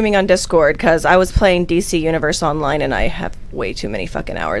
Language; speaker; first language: English; non-native, local second language; Filipino